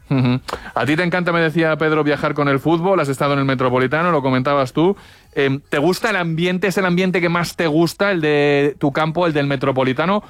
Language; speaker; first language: Spanish; native; Spanish